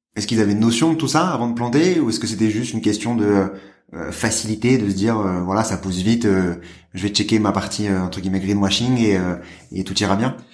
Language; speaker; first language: French; native; French